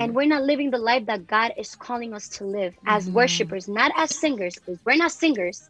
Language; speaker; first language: English; early bilingual, other home language; Spanish